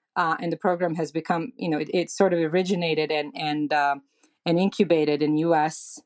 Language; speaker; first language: English; non-native, fluent; Serbian